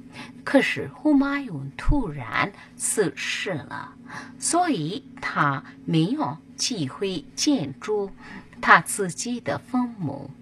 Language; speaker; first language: Chinese; non-native, fluent; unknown